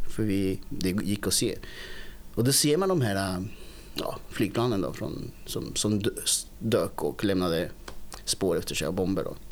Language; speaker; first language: Swedish; early bilingual, other home language; Spanish